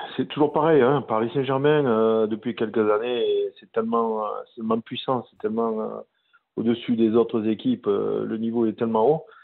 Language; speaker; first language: French; native; French